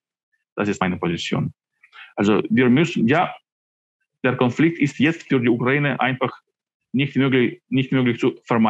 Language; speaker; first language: German; non-native, fluent; Ukrainian